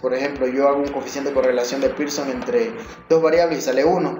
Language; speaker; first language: Spanish; native; Spanish